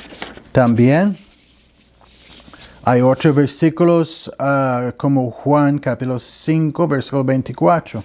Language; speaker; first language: Spanish; non-native, learner; English